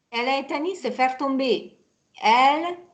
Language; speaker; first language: French; non-native, fluent; Hungarian